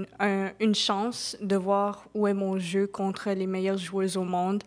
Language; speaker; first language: French; non-native, local second language; English